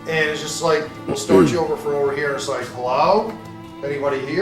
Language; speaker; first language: English; native; English